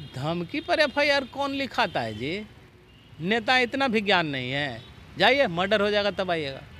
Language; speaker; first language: Hindi; native; Hindi